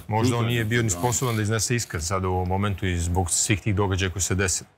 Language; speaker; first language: Serbian; native; Serbian